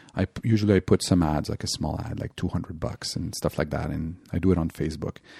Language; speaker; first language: English; non-native, local second language; French